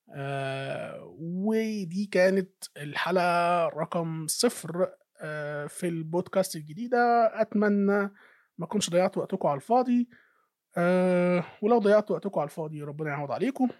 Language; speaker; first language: Arabic; native; Arabic